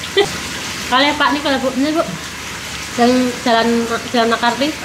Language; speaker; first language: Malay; non-native, local second language; Javanese